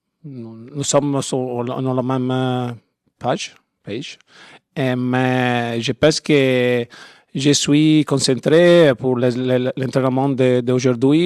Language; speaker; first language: French; non-native, learner; Italian